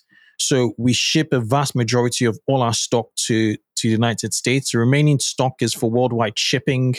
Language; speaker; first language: English; non-native, local second language; Yoruba